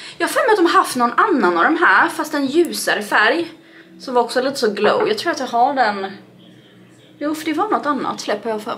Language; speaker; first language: Swedish; native; Swedish